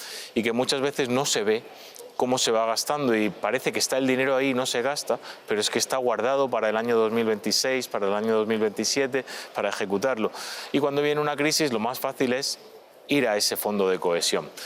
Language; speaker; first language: Spanish; native; Spanish